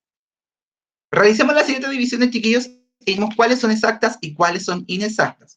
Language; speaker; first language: Spanish; native; Spanish